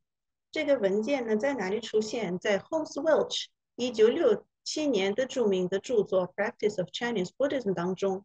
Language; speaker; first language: Chinese; non-native, fluent; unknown